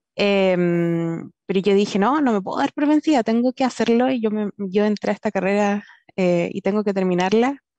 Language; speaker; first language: Spanish; native; Spanish